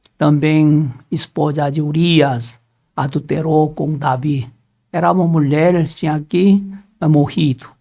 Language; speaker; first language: Portuguese; non-native, learner; Korean